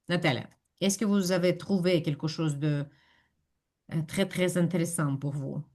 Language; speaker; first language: French; non-native, fluent; Ukrainian